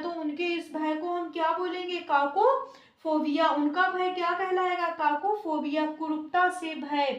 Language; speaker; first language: Hindi; native; Hindi